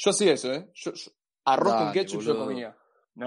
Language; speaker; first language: Spanish; native; Spanish